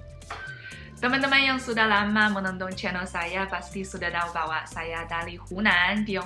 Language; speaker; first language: Indonesian; non-native, fluent; Chinese